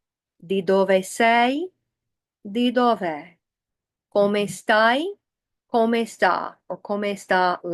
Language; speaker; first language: Italian; non-native, fluent; English